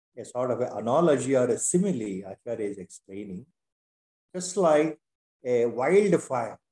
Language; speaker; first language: English; non-native, local second language; Kannada